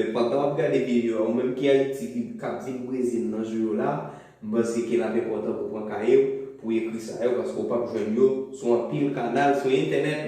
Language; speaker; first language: French; non-native, local second language; Haitian Creole